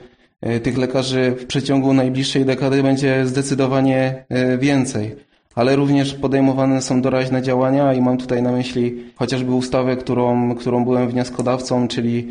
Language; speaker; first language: Polish; native; Polish